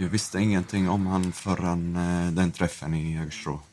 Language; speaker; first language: Swedish; non-native, fluent; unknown